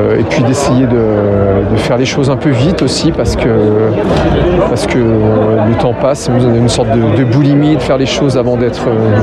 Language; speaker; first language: French; native; French